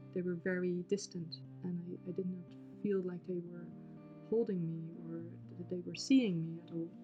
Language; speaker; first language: English; non-native, fluent; Dutch